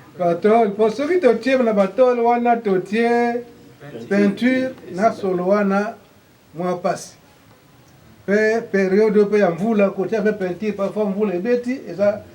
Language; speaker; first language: Lingala; non-native, local second language; Kongo